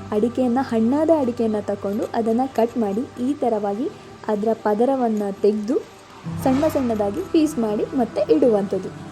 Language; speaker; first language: Kannada; non-native, local second language; Tulu